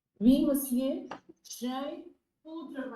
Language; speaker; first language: French; non-native, learner; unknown